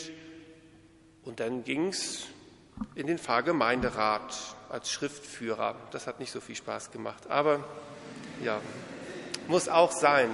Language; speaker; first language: German; native; German